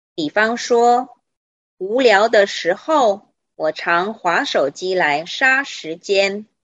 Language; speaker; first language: Chinese; native; Chinese